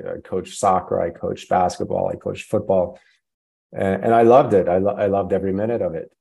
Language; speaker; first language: English; non-native, fluent; German